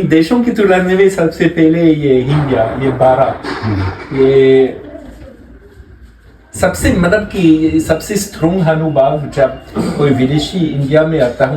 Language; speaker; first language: Hindi; non-native, learner; French